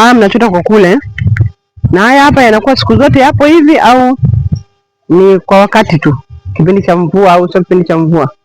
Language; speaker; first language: Swahili; native; Swahili